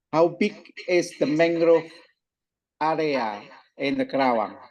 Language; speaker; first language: English; non-native, learner; Indonesian